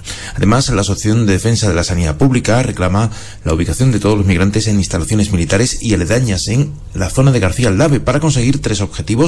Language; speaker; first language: Spanish; native; Spanish